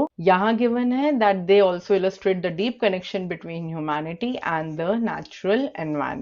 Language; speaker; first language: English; non-native, local second language; Hindi